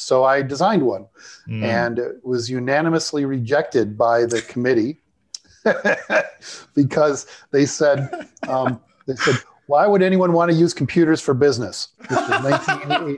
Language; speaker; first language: English; native; English